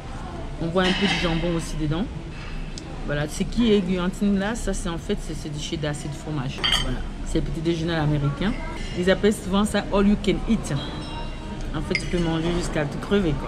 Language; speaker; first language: French; native; French